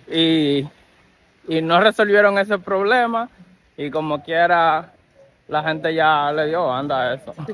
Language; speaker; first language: Spanish; native; Spanish